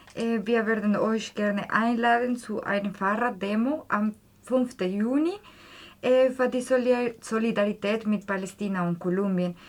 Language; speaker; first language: German; non-native, fluent; Spanish